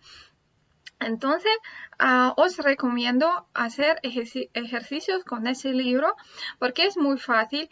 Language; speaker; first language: Spanish; non-native, fluent; Russian